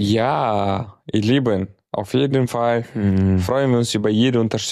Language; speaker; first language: German; native; German